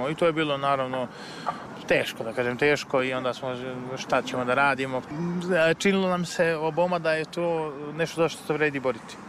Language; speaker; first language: Serbian; native; Serbian